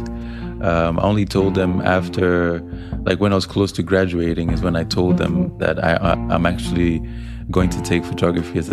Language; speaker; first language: English; non-native, local second language; Swahili